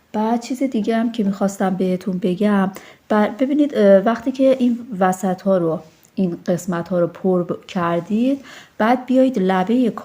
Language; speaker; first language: Persian; native; Persian